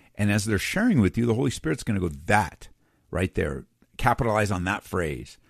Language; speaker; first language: English; native; English